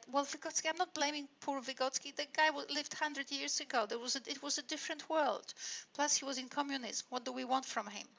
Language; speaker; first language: English; non-native, fluent; Polish